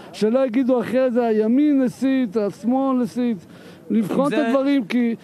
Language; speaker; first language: Hebrew; native; Hebrew